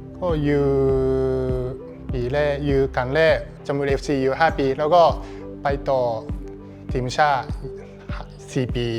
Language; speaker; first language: Thai; non-native, learner; Japanese